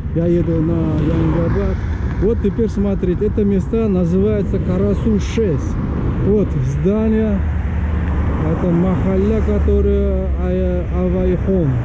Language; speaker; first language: Russian; non-native, local second language; Uzbek